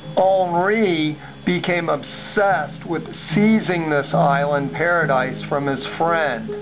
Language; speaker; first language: English; native; English